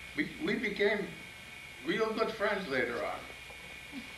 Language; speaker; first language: English; early bilingual, other home language; Italian